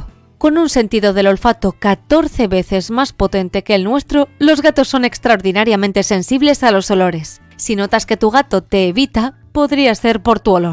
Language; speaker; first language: Spanish; native; Spanish